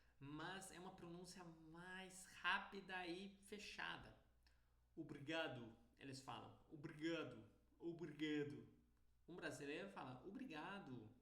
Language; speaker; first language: Portuguese; native; Portuguese